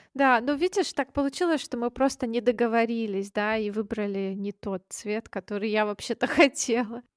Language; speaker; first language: Russian; native; Russian